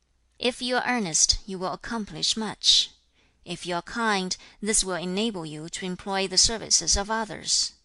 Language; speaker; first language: English; non-native, fluent; Chinese